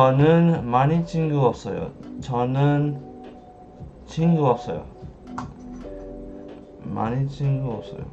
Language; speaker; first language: Korean; non-native, learner; English